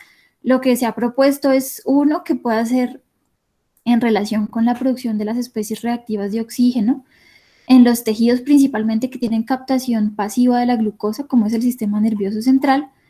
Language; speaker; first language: Spanish; native; Spanish